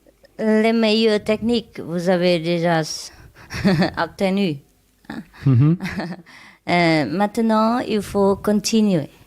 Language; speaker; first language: French; non-native, learner; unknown